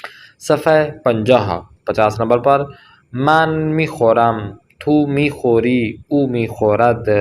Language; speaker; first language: Persian; non-native, fluent; Urdu